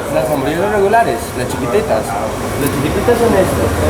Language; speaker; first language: Spanish; native; Spanish